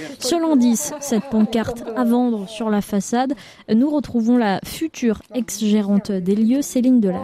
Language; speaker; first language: French; native; French